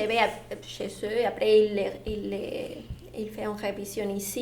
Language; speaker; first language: French; non-native, learner; Spanish